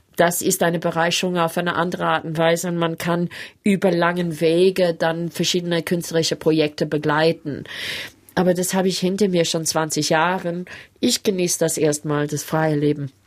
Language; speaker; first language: German; non-native, fluent; English